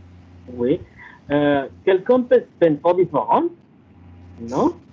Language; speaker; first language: French; non-native, learner; Spanish